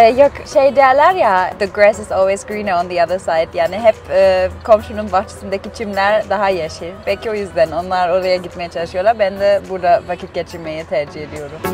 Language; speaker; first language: Turkish; non-native, fluent; German